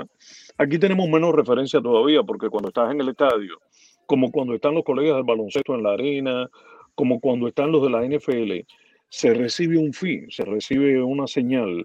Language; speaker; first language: Spanish; native; Spanish